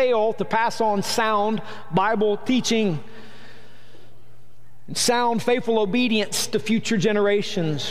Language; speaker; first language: English; native; English